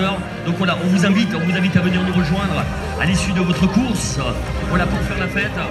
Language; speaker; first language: French; native; French